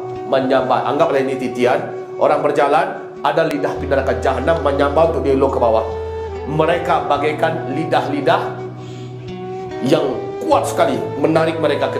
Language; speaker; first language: Indonesian; native; Indonesian